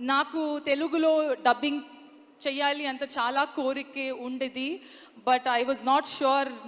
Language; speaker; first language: Telugu; non-native, learner; Kannada